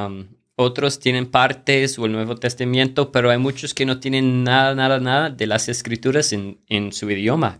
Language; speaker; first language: Spanish; non-native, fluent; English